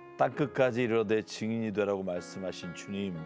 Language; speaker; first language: Korean; native; Korean